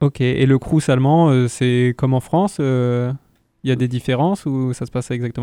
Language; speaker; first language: French; native; French